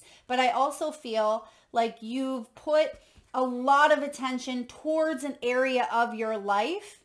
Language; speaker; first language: English; native; English